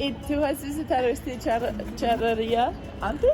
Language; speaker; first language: Spanish; non-native, learner; English